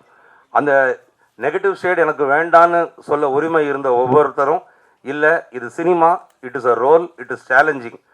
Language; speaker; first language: Tamil; native; Tamil